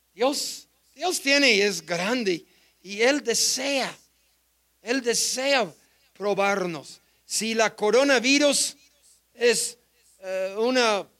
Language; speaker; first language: Spanish; non-native, fluent; English